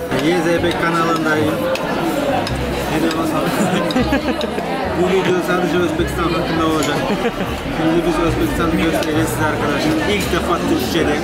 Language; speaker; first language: Turkish; non-native, learner; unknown